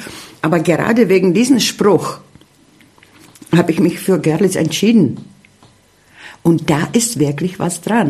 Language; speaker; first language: German; non-native, fluent; Czech